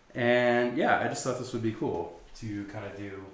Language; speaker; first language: English; native; English